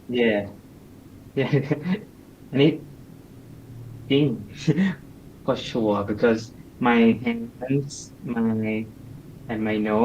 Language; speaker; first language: English; non-native, learner; Thai